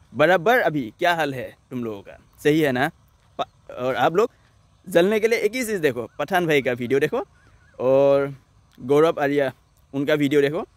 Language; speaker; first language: Hindi; non-native, local second language; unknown